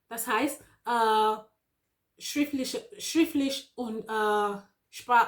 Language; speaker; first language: German; non-native, learner; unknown